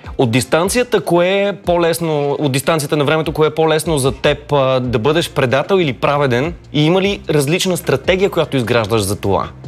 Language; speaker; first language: Bulgarian; native; Bulgarian